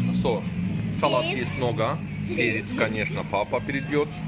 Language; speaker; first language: Russian; non-native, learner; Turkish